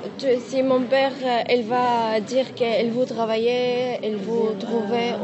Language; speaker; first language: French; non-native, learner; Arabic